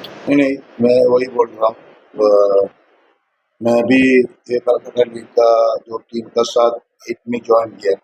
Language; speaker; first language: Hindi; non-native, local second language; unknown